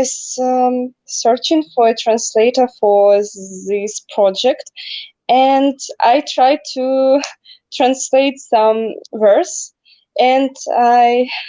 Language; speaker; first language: English; non-native, learner; Russian